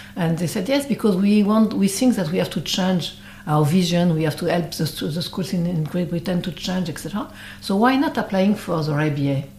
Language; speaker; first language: English; non-native, fluent; French